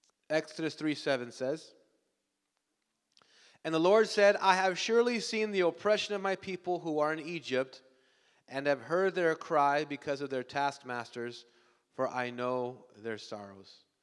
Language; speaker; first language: English; early bilingual, other home language; Spanish